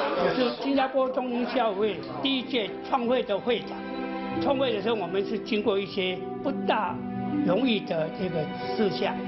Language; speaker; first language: Chinese; native; Chinese